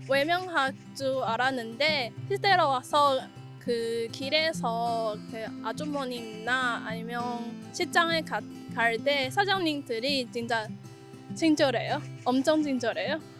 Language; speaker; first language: Korean; non-native, learner; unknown